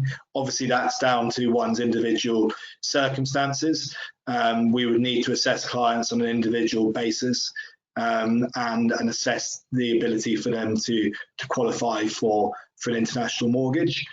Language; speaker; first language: English; native; English